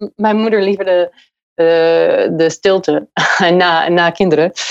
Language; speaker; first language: Dutch; non-native, learner; English